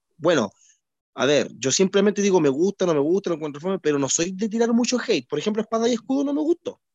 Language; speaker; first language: Spanish; native; Spanish